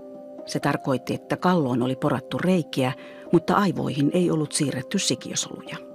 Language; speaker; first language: Finnish; native; Finnish